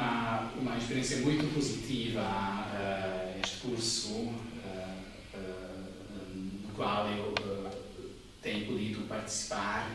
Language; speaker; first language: Portuguese; non-native, fluent; Hungarian